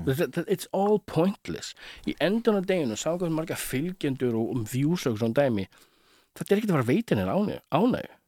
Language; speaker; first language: Icelandic; early bilingual, heritage; Icelandic